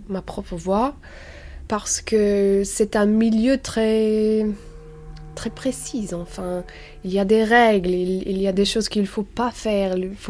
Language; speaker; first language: French; non-native, learner; English